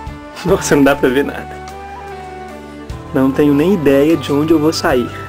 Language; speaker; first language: Portuguese; native; Portuguese